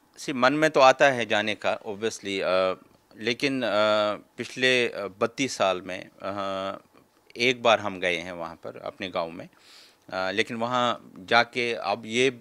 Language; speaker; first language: Hindi; non-native, local second language; Kashmiri